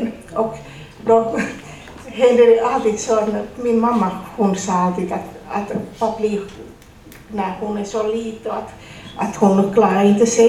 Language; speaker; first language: Swedish; non-native, fluent; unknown